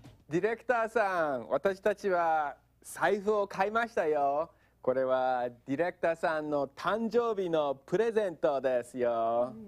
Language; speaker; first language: Japanese; non-native, fluent; English